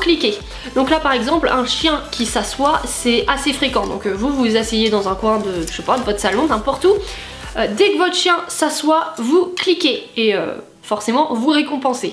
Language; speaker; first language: French; native; French